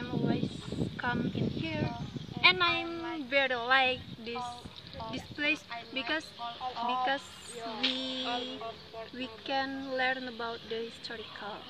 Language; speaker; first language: English; non-native, learner; Indonesian